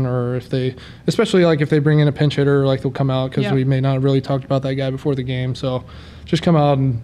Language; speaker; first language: English; native; English